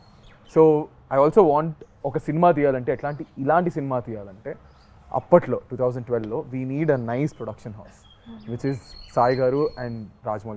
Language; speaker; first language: Telugu; native; Telugu